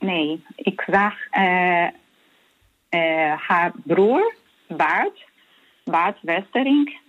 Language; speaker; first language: Dutch; non-native, fluent; Portuguese